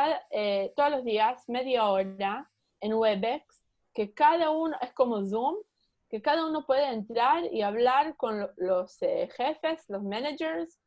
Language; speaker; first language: Spanish; early bilingual, heritage; Spanish